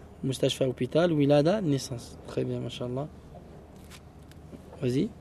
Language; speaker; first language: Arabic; early bilingual, heritage; Arabic